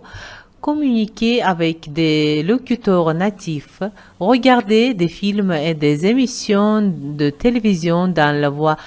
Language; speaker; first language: French; non-native, fluent; Uzbek